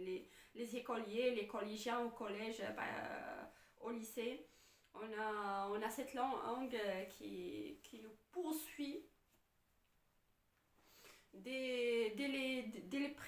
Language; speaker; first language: French; non-native, fluent; Arabic